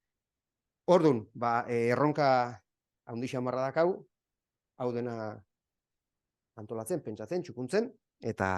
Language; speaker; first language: Basque; native; Basque